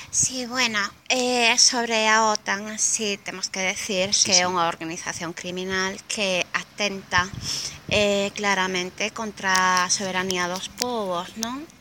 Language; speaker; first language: Galician; non-native, local second language; Spanish